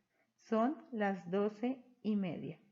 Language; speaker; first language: Spanish; native; Spanish